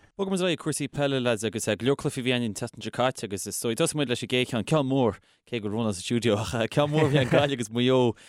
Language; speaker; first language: Irish; non-native, local second language; English